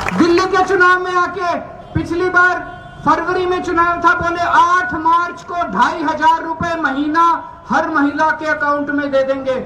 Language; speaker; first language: Hindi; native; Hindi